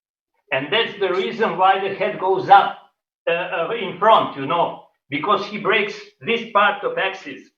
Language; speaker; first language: English; non-native, fluent; Serbian